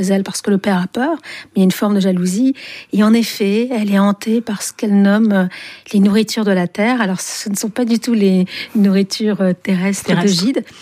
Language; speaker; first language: French; native; French